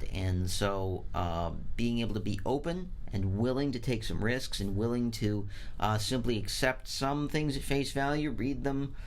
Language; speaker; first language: English; native; English